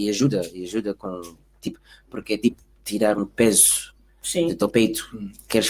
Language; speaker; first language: Portuguese; early bilingual, heritage; Portuguese